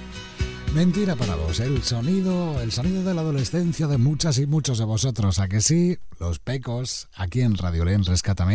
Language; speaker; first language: Spanish; native; Spanish